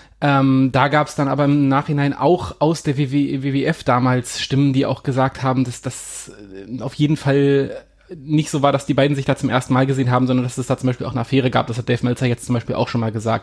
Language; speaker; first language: German; native; German